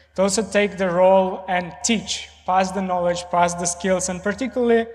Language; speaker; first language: English; non-native, fluent; Romanian